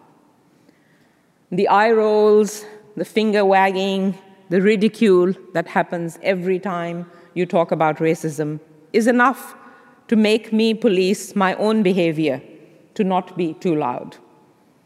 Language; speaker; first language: English; non-native, local second language; Urdu